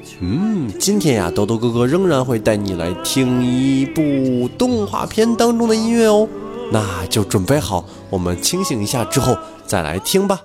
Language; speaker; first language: Chinese; native; Chinese